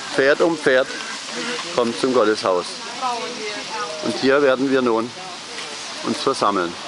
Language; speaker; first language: German; native; German